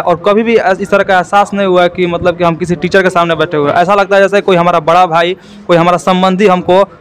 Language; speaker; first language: Hindi; native; Hindi